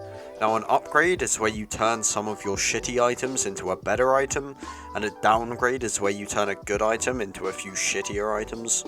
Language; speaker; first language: English; native; English